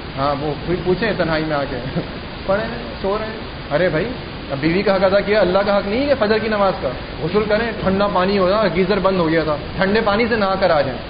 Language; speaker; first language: Urdu; native; Urdu